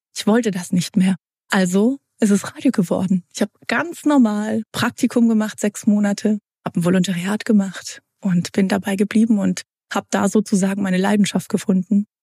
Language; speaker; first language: German; early bilingual, other home language; Romanian